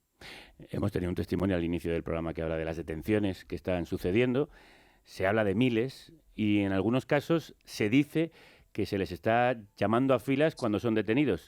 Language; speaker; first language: Spanish; native; Spanish